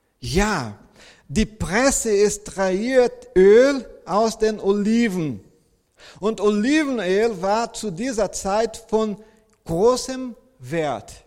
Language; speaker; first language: German; non-native, fluent; Portuguese